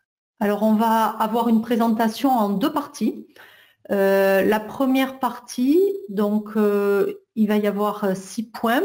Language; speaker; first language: French; native; French